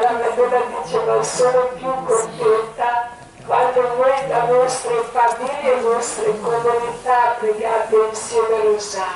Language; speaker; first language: Italian; non-native, learner; Croatian